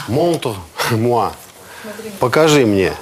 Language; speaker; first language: French; non-native, fluent; Russian